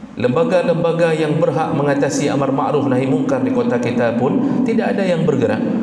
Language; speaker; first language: Malay; non-native, local second language; Achinese